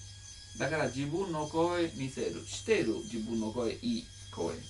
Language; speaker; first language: Japanese; non-native, learner; Italian